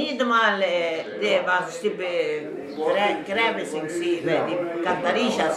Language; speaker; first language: German; early bilingual, heritage; German